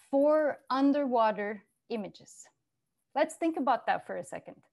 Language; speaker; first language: English; non-native, fluent; Turkish